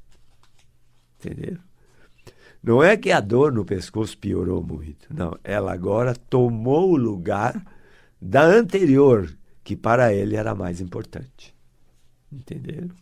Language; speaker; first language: Portuguese; native; Portuguese